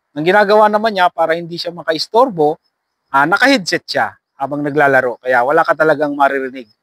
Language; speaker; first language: Filipino; native; Filipino